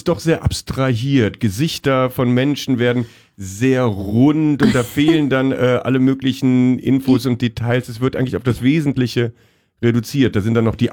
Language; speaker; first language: German; native; German